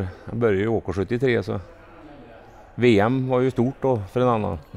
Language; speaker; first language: Swedish; native; Swedish